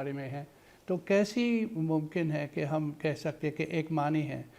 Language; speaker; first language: Hindi; non-native, fluent; English